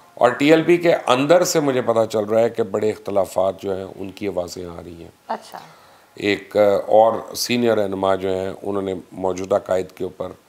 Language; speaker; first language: Urdu; non-native, local second language; Punjabi